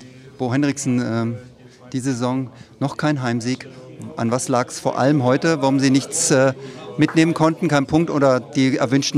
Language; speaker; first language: German; native; German